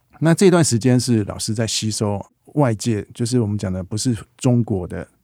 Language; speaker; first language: Chinese; native; Chinese